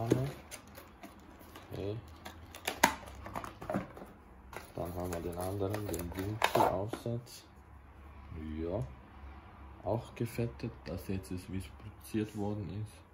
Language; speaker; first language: German; native; German